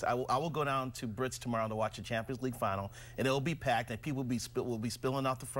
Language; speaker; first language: English; native; English